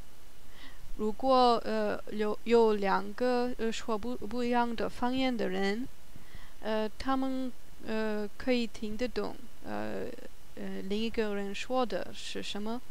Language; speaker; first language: Chinese; non-native, learner; German